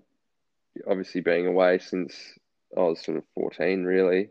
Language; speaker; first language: English; native; English